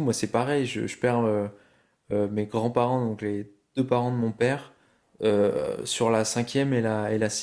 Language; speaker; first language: French; native; French